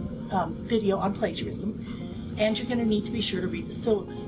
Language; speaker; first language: English; native; English